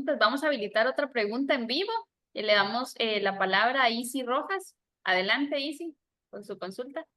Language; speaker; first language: Spanish; native; Spanish